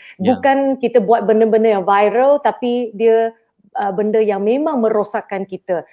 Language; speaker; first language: Malay; non-native, local second language; Chinese